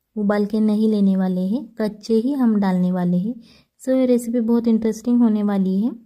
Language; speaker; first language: Hindi; non-native, local second language; Marathi